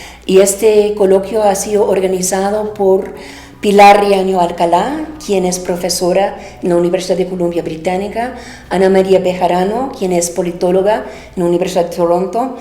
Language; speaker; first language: Spanish; non-native, fluent; English